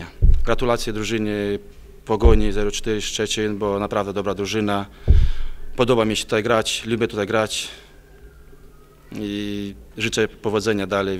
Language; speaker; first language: Polish; non-native, fluent; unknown